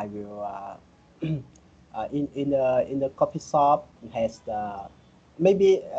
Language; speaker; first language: English; non-native, learner; Vietnamese